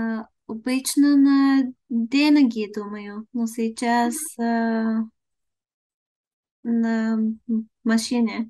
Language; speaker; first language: Russian; non-native, learner; Bulgarian